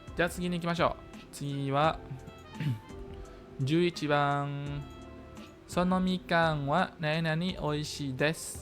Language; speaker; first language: Japanese; non-native, fluent; Indonesian